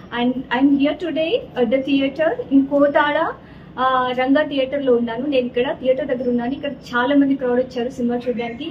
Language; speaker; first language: Telugu; non-native, learner; Kannada